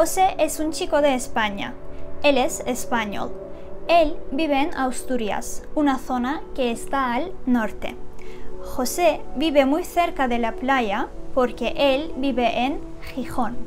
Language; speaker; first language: Spanish; non-native, fluent; Turkish